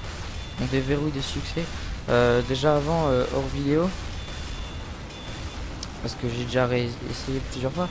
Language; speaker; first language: French; native; French